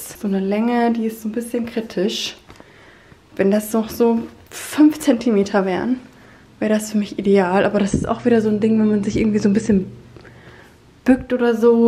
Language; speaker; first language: German; native; German